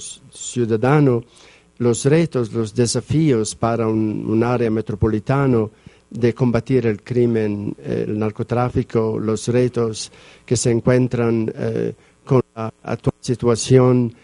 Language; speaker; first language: Spanish; non-native, fluent; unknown